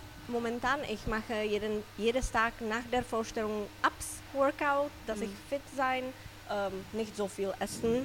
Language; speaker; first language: German; non-native, learner; Czech